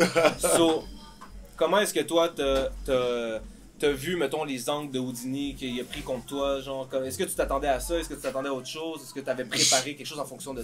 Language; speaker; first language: French; native; French